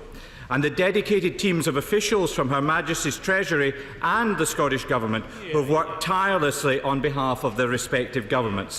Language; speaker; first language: English; native; English